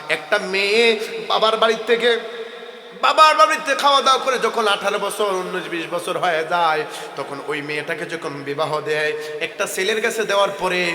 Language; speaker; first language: Bangla; non-native, local second language; Sylheti